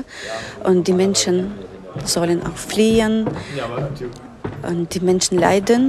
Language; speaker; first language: German; non-native, fluent; Ukrainian